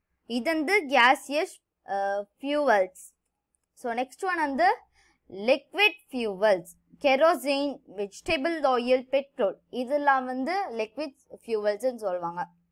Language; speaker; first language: English; non-native, local second language; Tamil